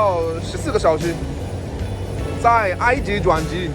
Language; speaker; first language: Chinese; non-native, learner; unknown